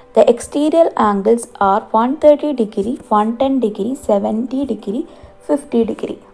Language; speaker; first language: English; non-native, local second language; Malayalam